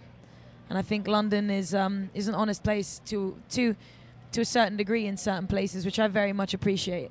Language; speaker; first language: English; native; English